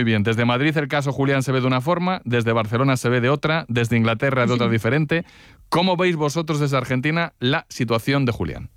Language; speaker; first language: Spanish; native; Spanish